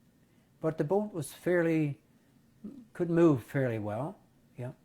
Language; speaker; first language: English; native; English